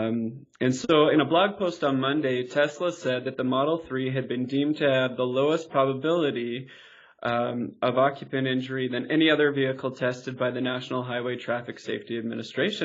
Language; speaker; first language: English; native; English